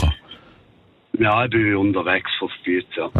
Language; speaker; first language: German; native; German